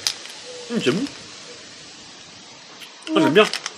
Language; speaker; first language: French; native; French